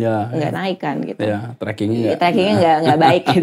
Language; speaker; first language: Indonesian; native; Indonesian